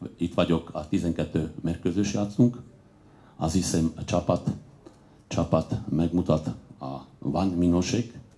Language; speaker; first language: Hungarian; non-native, learner; Slovak